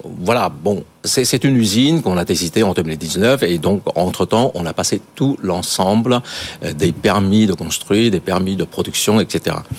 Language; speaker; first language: French; non-native, fluent; Chinese